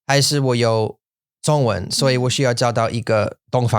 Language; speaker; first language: Chinese; non-native, learner; English